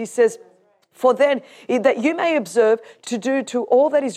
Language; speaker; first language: English; native; English